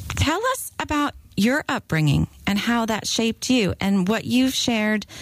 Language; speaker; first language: English; native; English